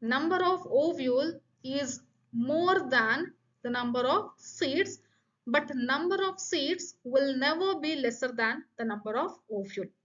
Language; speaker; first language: English; non-native, local second language; Kannada